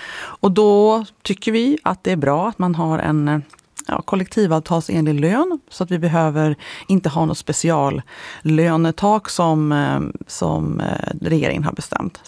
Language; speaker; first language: Swedish; native; Swedish